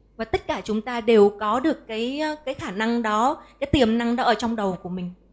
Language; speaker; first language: Vietnamese; native; Vietnamese